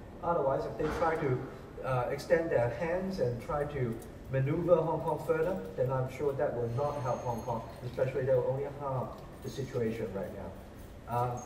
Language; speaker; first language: English; non-native, local second language; Cantonese